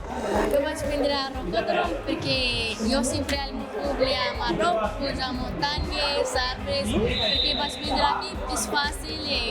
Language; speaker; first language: Catalan; non-native, learner; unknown